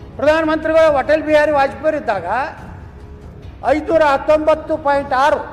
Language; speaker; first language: Kannada; native; Kannada